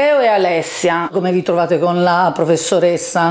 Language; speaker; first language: Italian; native; Italian